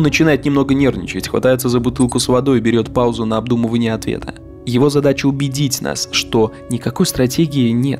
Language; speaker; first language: Russian; native; Russian